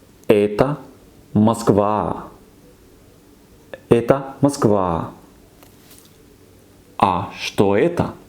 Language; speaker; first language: Russian; non-native, fluent; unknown